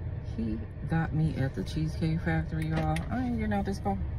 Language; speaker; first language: English; native; English